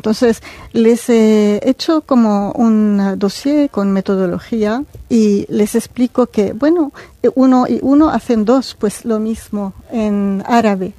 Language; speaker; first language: Spanish; non-native, fluent; Arabic